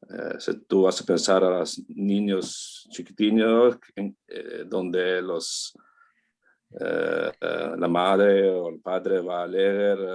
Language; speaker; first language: Spanish; non-native, learner; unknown